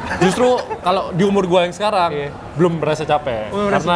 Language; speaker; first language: Indonesian; native; Indonesian